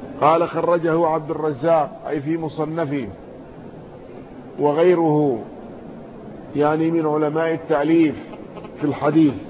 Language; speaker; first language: Arabic; native; Arabic